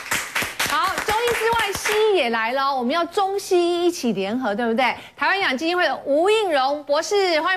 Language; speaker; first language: Chinese; native; Chinese